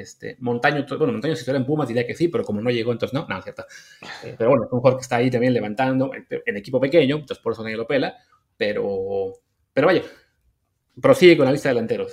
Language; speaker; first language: Spanish; native; Spanish